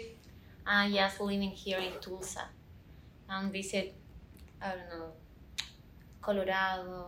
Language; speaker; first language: English; non-native, learner; Spanish